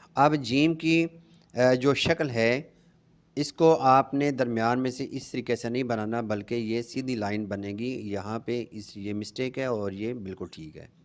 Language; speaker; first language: Urdu; non-native, local second language; Punjabi